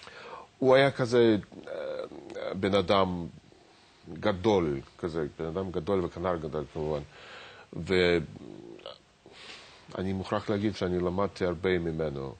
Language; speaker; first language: Hebrew; non-native, fluent; Russian